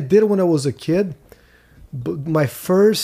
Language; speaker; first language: English; non-native, fluent; Portuguese